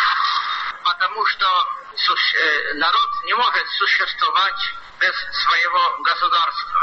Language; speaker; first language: Russian; non-native, fluent; Polish